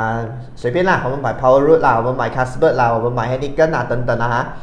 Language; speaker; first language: Chinese; native; Chinese